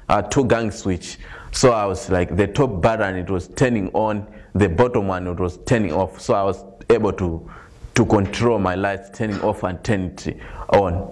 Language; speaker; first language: English; non-native, local second language; Nyanja